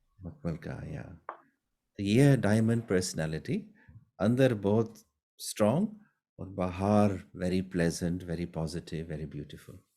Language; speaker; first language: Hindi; early bilingual, heritage; Hindi